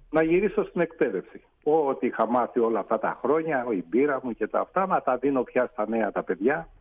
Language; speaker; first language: Greek; native; Greek